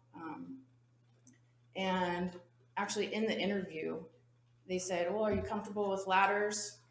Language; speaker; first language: English; native; English